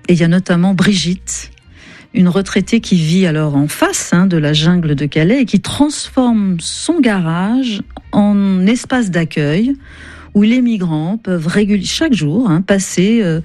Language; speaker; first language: French; native; French